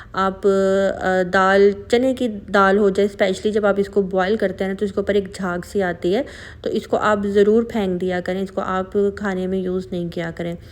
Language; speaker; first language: Urdu; native; Urdu